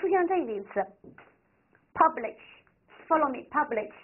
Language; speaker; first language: Chinese; native; Chinese